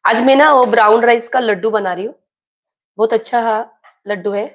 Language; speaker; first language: Hindi; non-native, local second language; Marathi